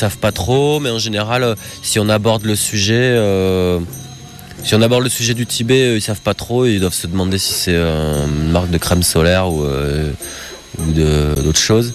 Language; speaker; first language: French; native; French